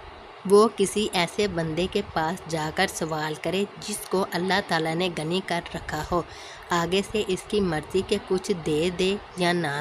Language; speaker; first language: Urdu; native; Urdu